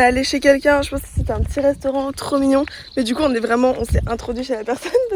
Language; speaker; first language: French; native; French